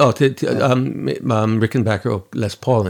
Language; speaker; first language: Swedish; non-native, fluent; English